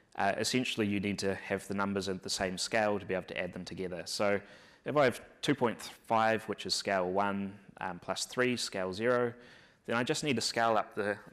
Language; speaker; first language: English; native; English